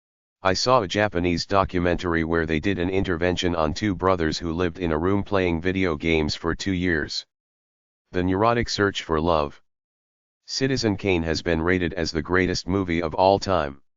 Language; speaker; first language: English; native; English